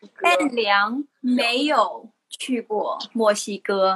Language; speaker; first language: Chinese; non-native, learner; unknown